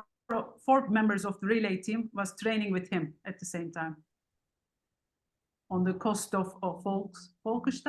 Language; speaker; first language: English; non-native, fluent; Turkish